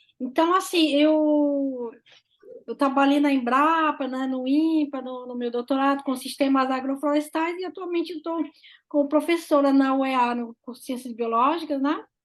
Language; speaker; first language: Portuguese; non-native, fluent; French